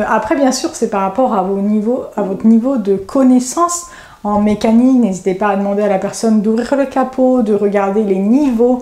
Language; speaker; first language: French; native; French